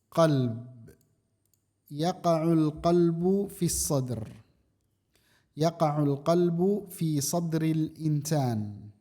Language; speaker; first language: Arabic; non-native, fluent; Indonesian